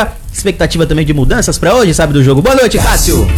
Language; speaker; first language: Portuguese; native; Portuguese